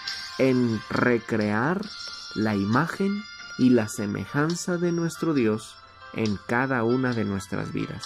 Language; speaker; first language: Spanish; native; Spanish